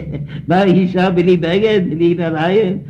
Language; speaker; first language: Hebrew; non-native, fluent; Yiddish